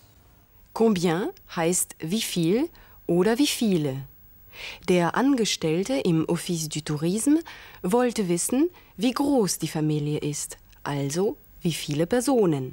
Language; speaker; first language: German; native; German